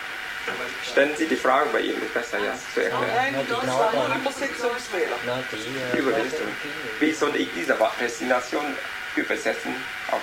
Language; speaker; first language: German; non-native, learner; Vietnamese